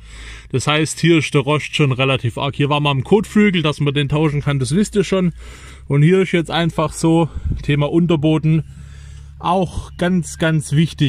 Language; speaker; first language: German; native; German